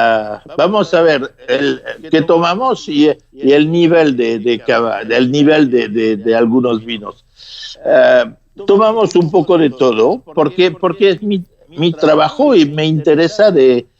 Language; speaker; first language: Spanish; non-native, fluent; French